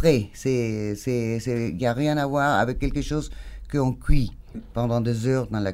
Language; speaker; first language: French; non-native, fluent; Spanish